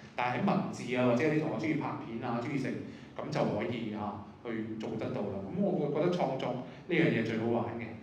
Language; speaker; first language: Cantonese; native; Cantonese